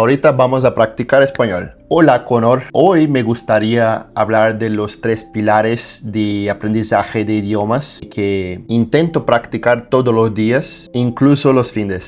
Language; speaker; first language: Spanish; non-native, fluent; Portuguese